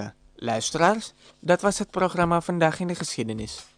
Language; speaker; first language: Dutch; non-native, fluent; Indonesian